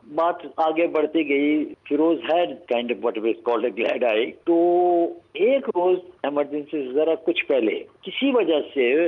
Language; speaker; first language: Hindi; native; Hindi